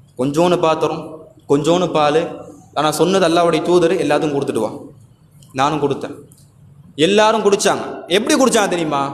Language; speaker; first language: Tamil; native; Tamil